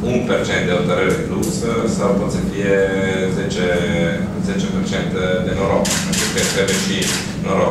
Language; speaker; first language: Romanian; non-native, fluent; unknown